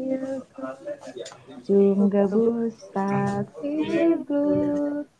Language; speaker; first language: German; non-native, learner; Indonesian